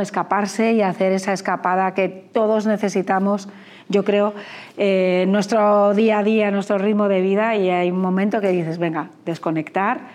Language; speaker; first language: Spanish; native; Spanish